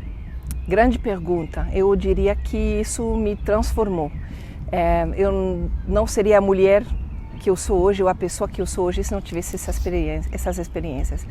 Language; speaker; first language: Portuguese; non-native, fluent; French